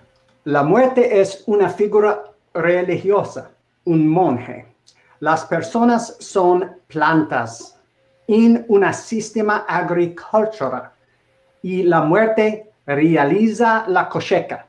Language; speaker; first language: Spanish; non-native, learner; English